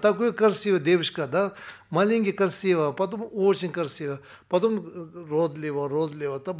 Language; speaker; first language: Russian; non-native, learner; Tibetan